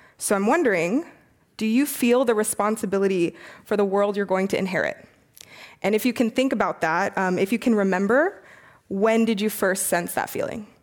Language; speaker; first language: English; native; English